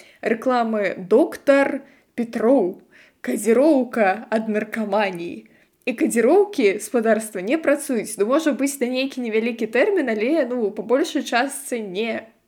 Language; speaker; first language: Belarusian; non-native, local second language; Russian